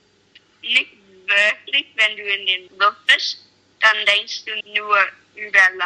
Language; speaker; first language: German; non-native, learner; English